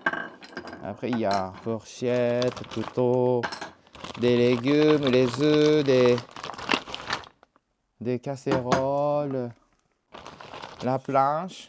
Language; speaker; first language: French; non-native, learner; Japanese